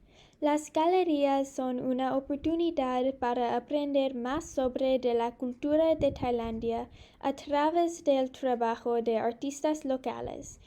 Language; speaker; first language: Spanish; non-native, learner; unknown